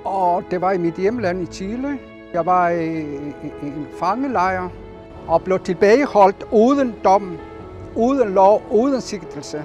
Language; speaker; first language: Danish; non-native, fluent; Spanish